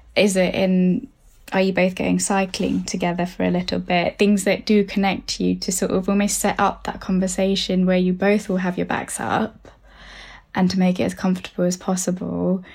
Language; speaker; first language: English; early bilingual, other home language; Tamil